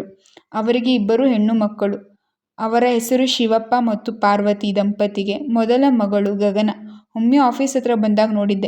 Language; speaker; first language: Kannada; native; Kannada